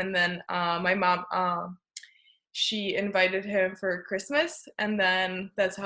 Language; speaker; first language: English; non-native, fluent; Czech